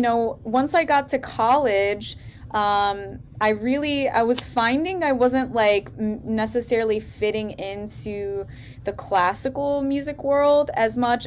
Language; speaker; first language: English; native; English